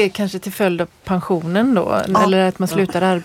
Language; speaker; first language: Swedish; native; Swedish